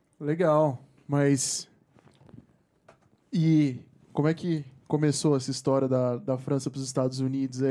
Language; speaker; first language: Portuguese; non-native, fluent; French